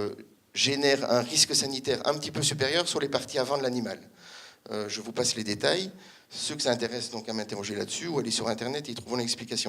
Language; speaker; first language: French; native; French